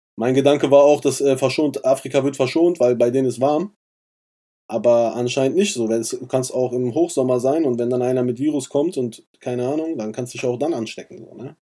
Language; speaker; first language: German; early bilingual, other home language; Persian